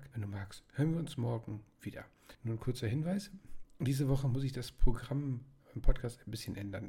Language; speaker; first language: German; native; German